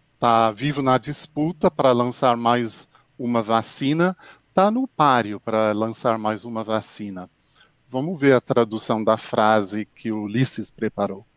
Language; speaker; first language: Portuguese; non-native, fluent; English